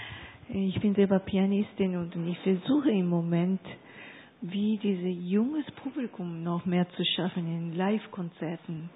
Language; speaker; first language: German; non-native, learner; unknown